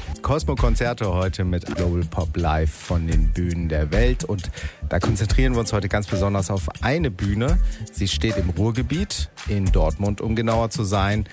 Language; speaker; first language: German; native; German